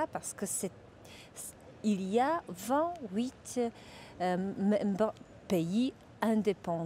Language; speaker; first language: French; non-native, fluent; Czech